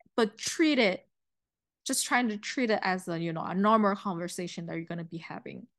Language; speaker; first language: English; early bilingual, other home language; Chinese